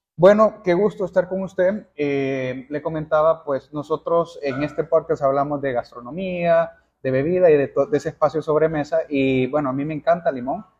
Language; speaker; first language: Spanish; native; Spanish